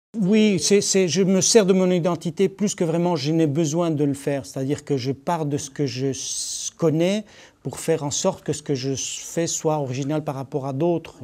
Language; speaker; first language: French; early bilingual, other home language; Spanish